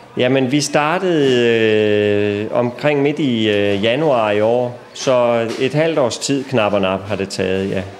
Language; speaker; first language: Danish; native; Danish